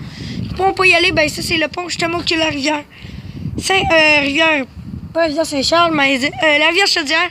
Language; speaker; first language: French; native; French